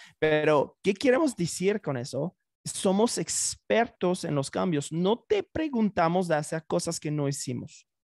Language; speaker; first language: Spanish; non-native, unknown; French